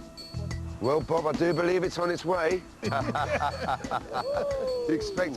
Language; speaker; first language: English; native; English